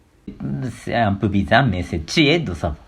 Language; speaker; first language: French; non-native, learner; Japanese